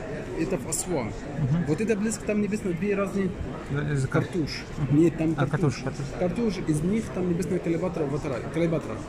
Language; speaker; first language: Russian; non-native, learner; Arabic